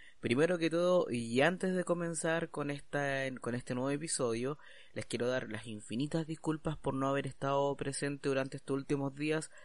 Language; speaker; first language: Spanish; native; Spanish